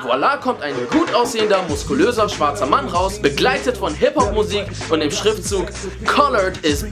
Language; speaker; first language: German; native; German